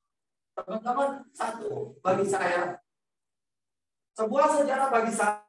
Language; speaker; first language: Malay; non-native, local second language; Javanese